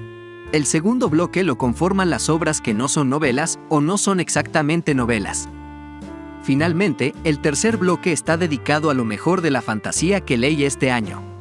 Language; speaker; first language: Spanish; native; Spanish